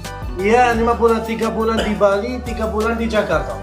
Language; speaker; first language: Indonesian; non-native, learner; Arabic